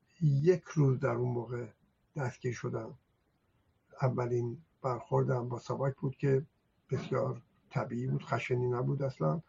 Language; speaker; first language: Persian; non-native, local second language; Azerbaijani